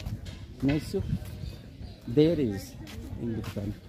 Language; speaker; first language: English; non-native, learner; Hindi